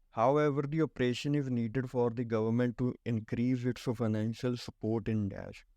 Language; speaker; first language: English; non-native, local second language; Punjabi